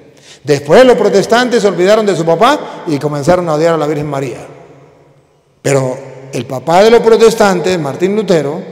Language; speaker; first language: Spanish; native; Spanish